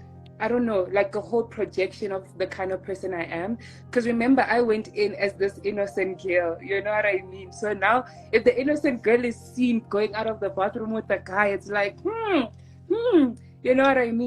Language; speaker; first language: English; non-native, local second language; Tswana